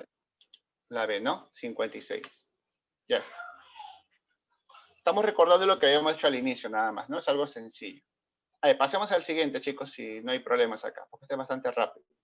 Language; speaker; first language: Spanish; native; Spanish